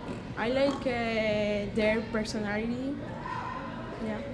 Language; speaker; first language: English; non-native, learner; Spanish